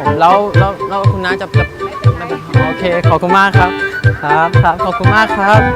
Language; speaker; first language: Thai; native; Thai